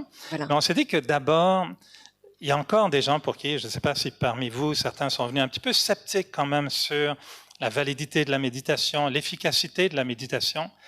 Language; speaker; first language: French; native; French